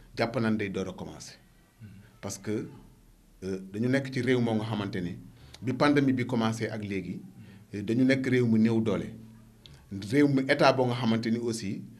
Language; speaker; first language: Wolof; native; Wolof